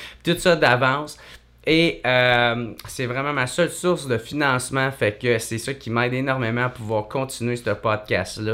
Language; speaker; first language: French; native; French